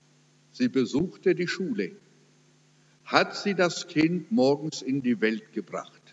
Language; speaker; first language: German; early bilingual, heritage; German